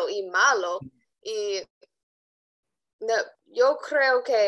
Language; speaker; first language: Spanish; non-native, learner; English